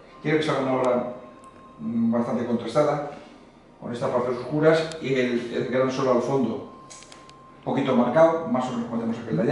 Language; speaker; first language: Spanish; native; Spanish